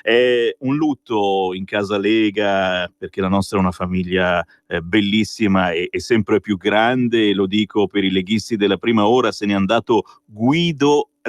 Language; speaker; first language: Italian; native; Italian